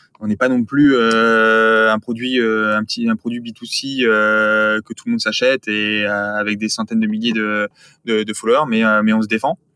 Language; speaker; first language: French; native; French